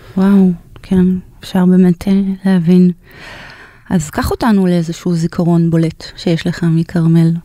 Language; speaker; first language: Hebrew; native; Hebrew